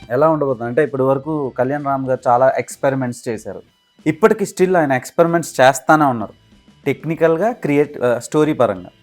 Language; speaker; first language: Telugu; native; Telugu